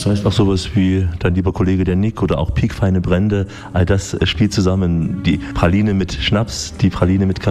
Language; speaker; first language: German; native; German